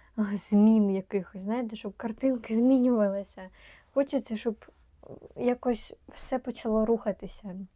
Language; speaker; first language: Ukrainian; non-native, local second language; Russian